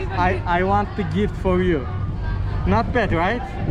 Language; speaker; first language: English; non-native, learner; Turkish